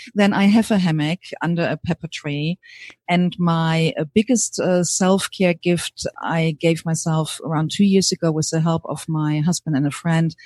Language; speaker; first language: English; non-native, fluent; German